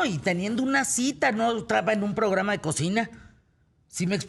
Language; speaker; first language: Spanish; native; Spanish